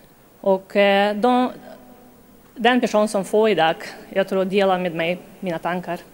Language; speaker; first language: Swedish; non-native, fluent; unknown